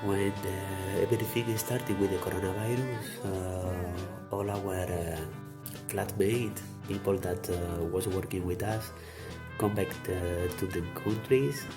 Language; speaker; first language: English; non-native, learner; Spanish